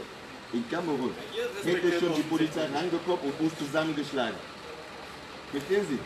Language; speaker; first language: German; non-native, fluent; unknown